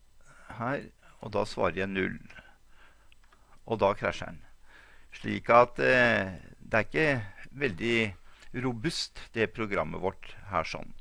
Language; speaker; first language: Norwegian; native; Norwegian